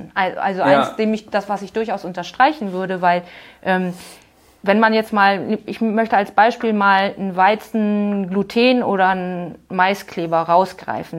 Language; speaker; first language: German; native; German